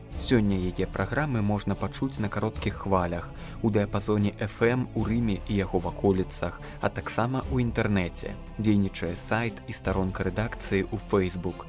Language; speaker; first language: Belarusian; native; Belarusian